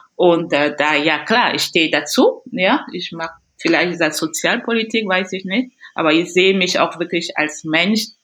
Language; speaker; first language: German; non-native, fluent; French